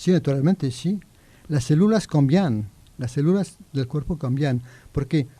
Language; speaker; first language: Spanish; non-native, learner; French